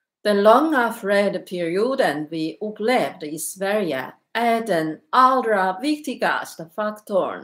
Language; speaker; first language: Swedish; non-native, learner; Chinese